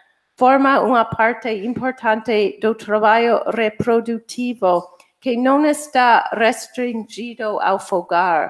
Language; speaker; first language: Galician; non-native, fluent; English